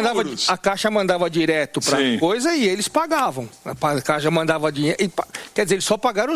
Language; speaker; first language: Portuguese; native; Portuguese